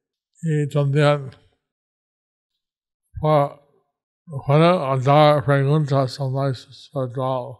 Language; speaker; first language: Spanish; non-native, learner; English